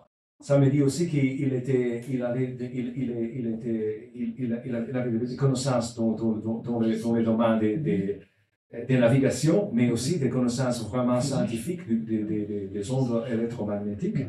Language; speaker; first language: French; non-native, learner; Italian